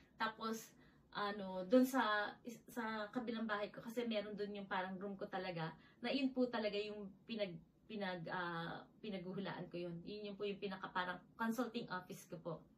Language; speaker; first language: Filipino; native; Filipino